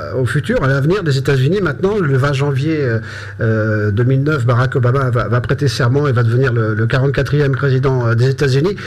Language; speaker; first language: French; native; French